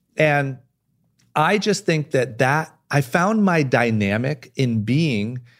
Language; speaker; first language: English; native; English